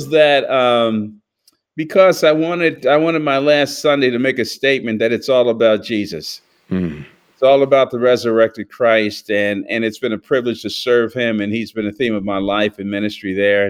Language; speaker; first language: English; native; English